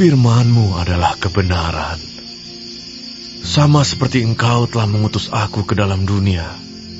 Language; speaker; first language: Indonesian; native; Indonesian